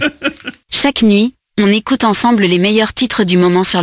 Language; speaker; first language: French; native; French